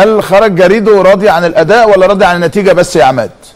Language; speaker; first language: Arabic; native; Arabic